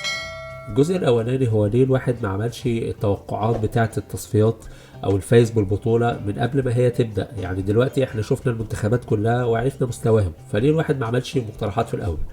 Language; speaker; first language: Arabic; native; Arabic